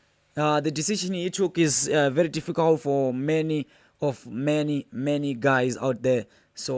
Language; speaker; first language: English; non-native, local second language; Zulu